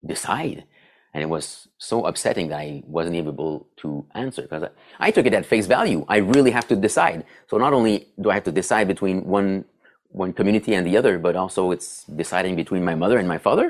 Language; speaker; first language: English; non-native, fluent; French